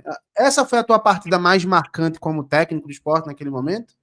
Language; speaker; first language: Portuguese; native; Portuguese